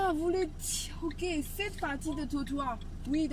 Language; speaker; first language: French; non-native, learner; Chinese